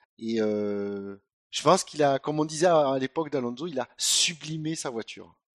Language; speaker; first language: French; native; French